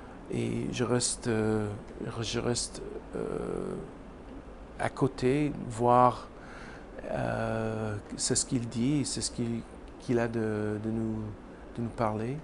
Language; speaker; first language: French; non-native, learner; English